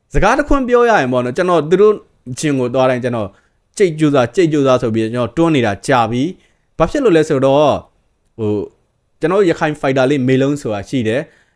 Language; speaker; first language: Burmese; native; Burmese